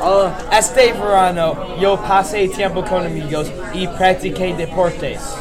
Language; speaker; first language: Spanish; non-native, learner; English